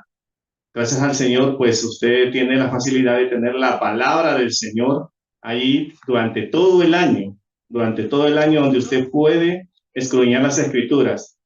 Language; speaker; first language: Spanish; native; Spanish